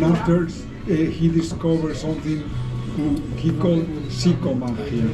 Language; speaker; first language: English; non-native, fluent; Spanish